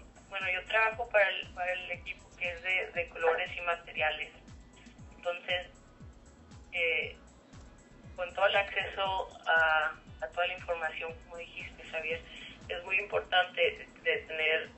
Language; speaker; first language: Spanish; early bilingual, heritage; Spanish